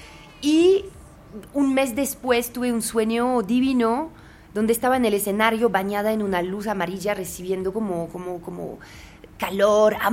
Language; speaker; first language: Spanish; non-native, fluent; French